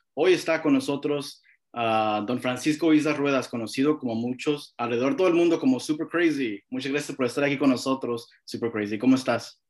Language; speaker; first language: Spanish; early bilingual, heritage; Spanish